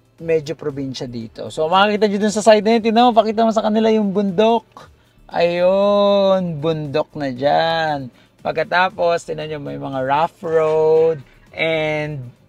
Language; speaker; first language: Filipino; native; Filipino